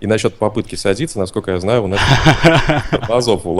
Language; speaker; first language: Russian; native; Russian